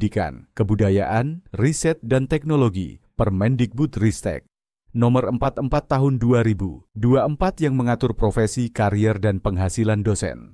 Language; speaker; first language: Indonesian; native; Indonesian